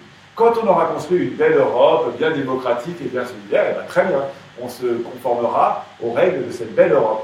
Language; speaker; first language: French; native; French